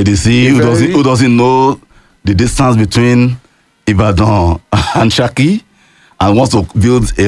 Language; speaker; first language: English; non-native, local second language; Yoruba